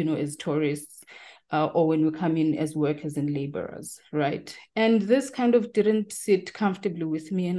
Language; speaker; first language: English; non-native, local second language; Tsonga